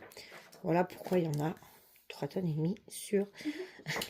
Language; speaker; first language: French; native; French